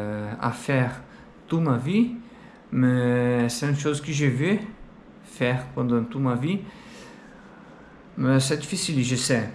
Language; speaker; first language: French; non-native, learner; Portuguese